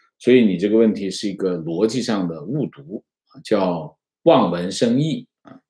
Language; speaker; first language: Chinese; native; Chinese